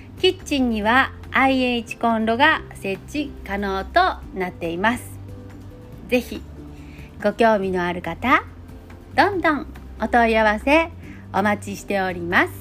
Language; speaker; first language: Japanese; native; Japanese